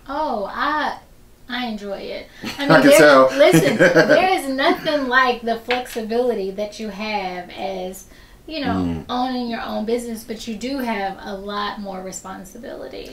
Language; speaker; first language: English; native; English